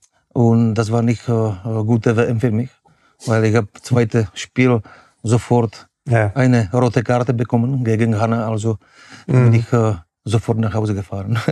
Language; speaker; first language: German; non-native, fluent; Czech